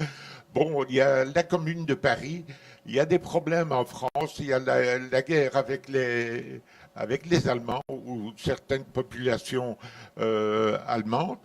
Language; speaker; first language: French; native; French